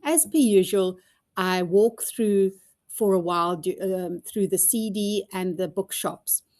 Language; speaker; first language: English; non-native, local second language; Afrikaans